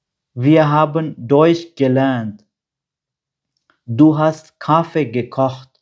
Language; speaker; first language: German; non-native, fluent; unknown